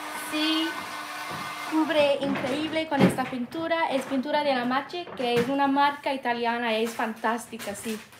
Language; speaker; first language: Spanish; non-native, learner; English